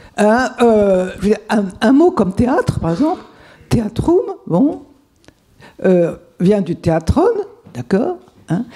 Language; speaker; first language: French; native; French